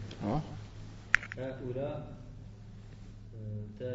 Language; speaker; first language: Arabic; non-native, learner; French